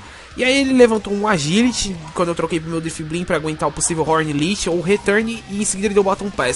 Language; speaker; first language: Portuguese; native; Portuguese